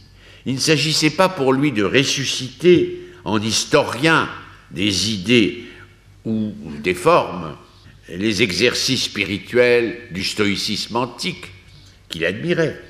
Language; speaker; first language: French; native; French